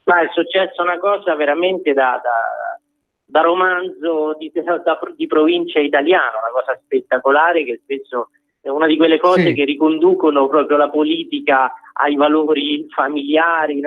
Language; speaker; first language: Italian; native; Italian